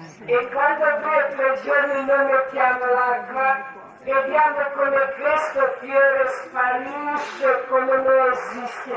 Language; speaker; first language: Italian; non-native, learner; Croatian